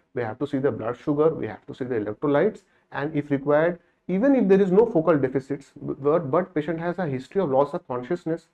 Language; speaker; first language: English; non-native, local second language; Bangla